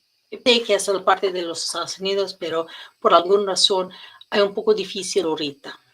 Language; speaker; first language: Spanish; non-native, learner; English